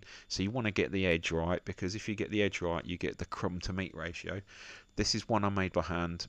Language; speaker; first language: English; native; English